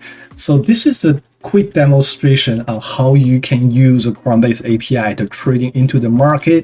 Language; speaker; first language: English; non-native, fluent; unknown